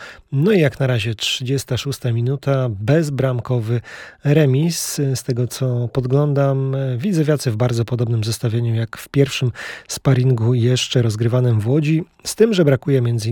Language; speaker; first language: Polish; native; Polish